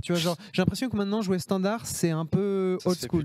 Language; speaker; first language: French; native; French